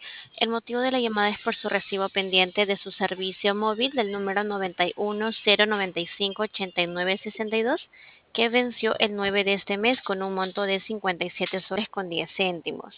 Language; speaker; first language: Spanish; native; Spanish